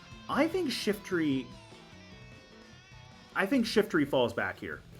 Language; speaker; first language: English; native; English